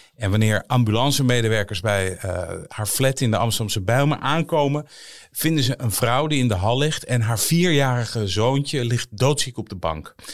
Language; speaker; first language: Dutch; native; Dutch